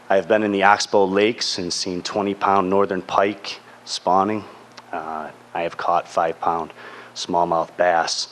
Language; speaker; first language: English; native; English